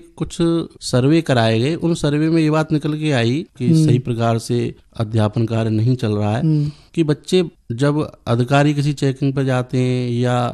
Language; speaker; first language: Hindi; native; Hindi